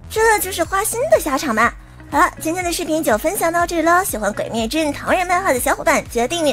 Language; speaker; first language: Chinese; native; Chinese